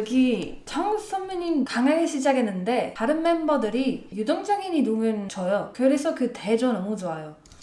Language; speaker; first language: Korean; non-native, learner; English